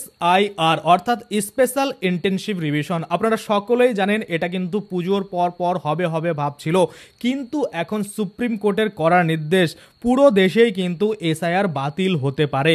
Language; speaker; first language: Bangla; native; Bangla